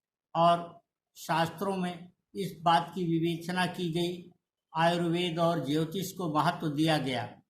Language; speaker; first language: Hindi; native; Hindi